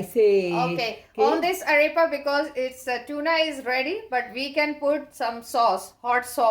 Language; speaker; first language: English; non-native, learner; Hindi